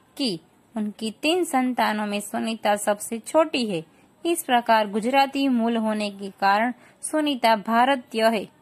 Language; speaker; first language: Hindi; non-native, local second language; Gujarati